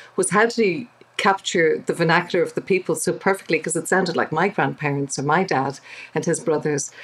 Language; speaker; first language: English; native; English